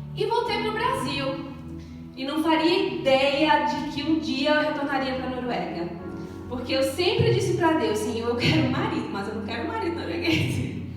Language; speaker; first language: Portuguese; native; Portuguese